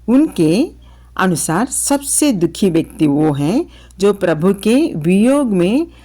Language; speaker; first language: Hindi; non-native, local second language; Telugu